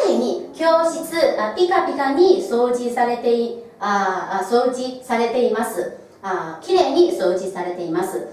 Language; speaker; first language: Japanese; non-native, fluent; Chinese